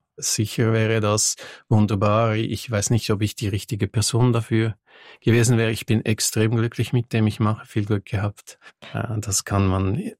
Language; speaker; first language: German; non-native, local second language; French